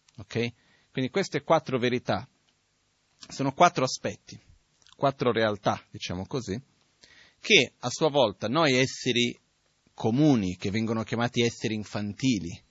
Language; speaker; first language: Italian; non-native, fluent; Portuguese